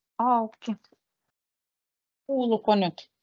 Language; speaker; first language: Finnish; non-native, learner; Russian